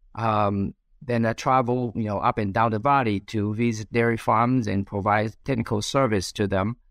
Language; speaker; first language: English; non-native, fluent; Chinese